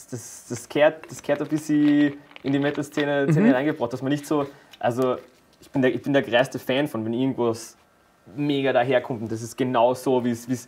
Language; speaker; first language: German; native; German